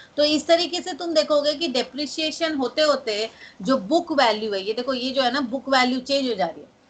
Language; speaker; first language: Hindi; non-native, local second language; Bangla